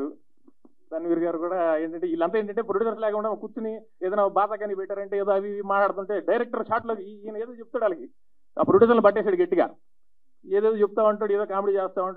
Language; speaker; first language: Telugu; native; Telugu